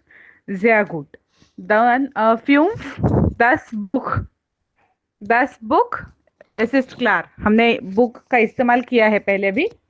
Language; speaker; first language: German; non-native, fluent; Hindi